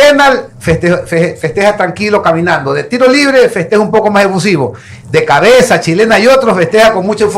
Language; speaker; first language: Spanish; native; Spanish